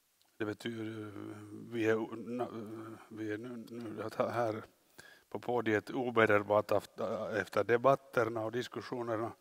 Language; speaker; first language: Swedish; non-native, local second language; Finnish